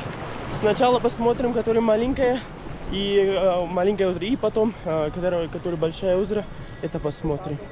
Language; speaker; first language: Russian; non-native, learner; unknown